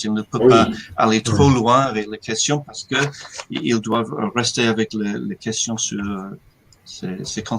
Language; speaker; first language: French; non-native, fluent; English